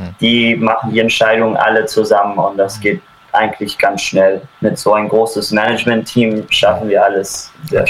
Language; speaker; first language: German; early bilingual, heritage; German